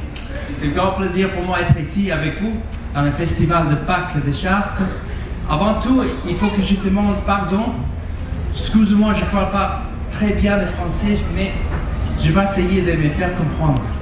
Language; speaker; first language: French; non-native, fluent; Spanish